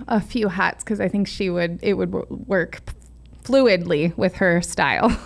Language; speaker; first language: English; native; English